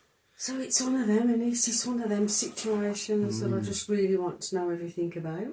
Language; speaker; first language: English; native; English